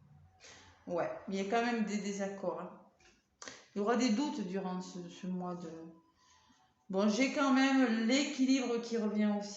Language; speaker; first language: French; native; French